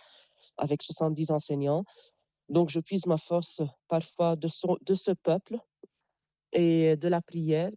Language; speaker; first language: French; non-native, local second language; Arabic